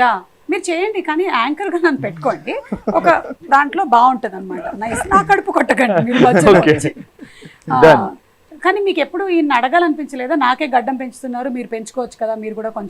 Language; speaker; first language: Telugu; native; Telugu